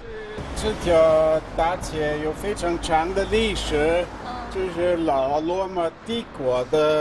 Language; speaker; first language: Chinese; non-native, fluent; German